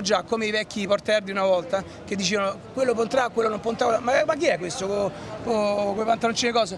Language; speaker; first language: Italian; native; Italian